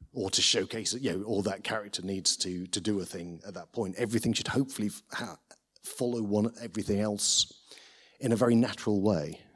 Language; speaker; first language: English; native; English